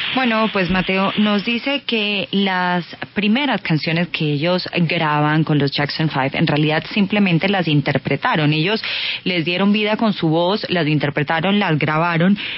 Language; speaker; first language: Spanish; native; Spanish